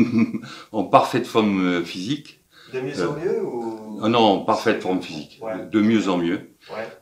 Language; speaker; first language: French; native; French